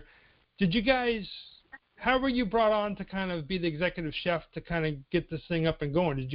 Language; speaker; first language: English; native; English